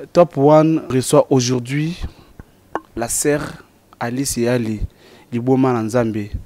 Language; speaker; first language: French; non-native, local second language; Lingala